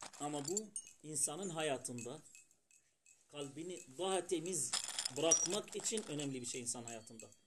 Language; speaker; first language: Turkish; non-native, fluent; Arabic